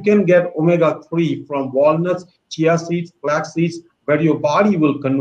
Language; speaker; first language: English; non-native, local second language; Gujarati